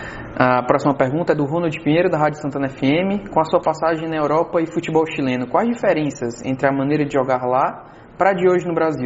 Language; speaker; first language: Portuguese; native; Portuguese